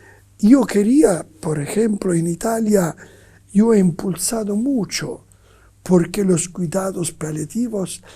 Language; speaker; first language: Spanish; non-native, fluent; Italian